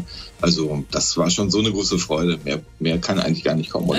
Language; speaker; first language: German; native; German